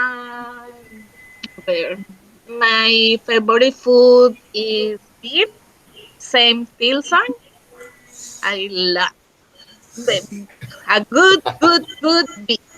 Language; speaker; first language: English; non-native, learner; Spanish